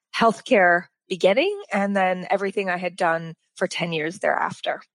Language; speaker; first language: English; native; English